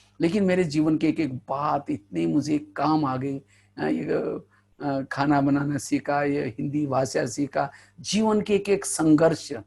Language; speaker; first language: Hindi; non-native, local second language; Marathi